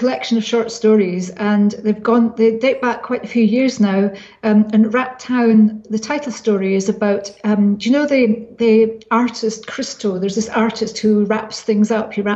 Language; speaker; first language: English; native; English